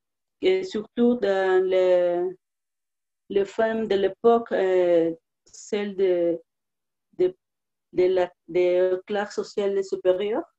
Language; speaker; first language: French; non-native, learner; Spanish